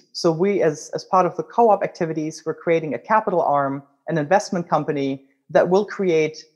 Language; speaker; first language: English; non-native, fluent; German